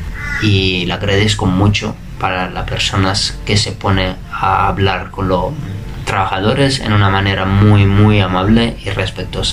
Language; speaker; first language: Spanish; non-native, fluent; Italian